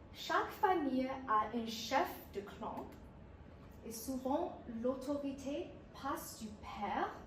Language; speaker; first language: French; non-native, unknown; English